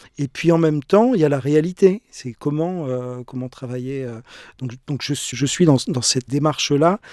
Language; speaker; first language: French; native; French